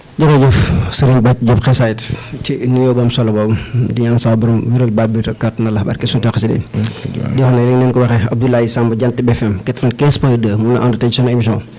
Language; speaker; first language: Wolof; native; Wolof